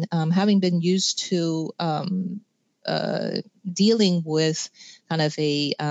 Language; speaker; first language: English; non-native, local second language; Cantonese